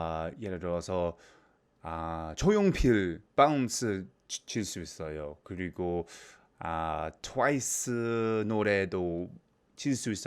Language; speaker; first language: Korean; non-native, learner; English